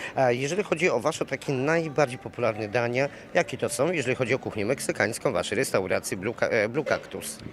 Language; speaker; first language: Polish; native; Polish